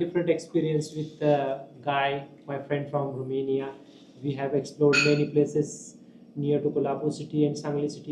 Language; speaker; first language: English; non-native, local second language; Marathi